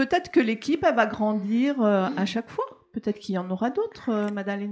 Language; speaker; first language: French; native; French